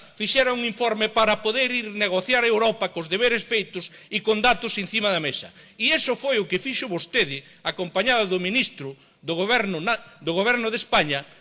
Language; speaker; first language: Galician; native; Galician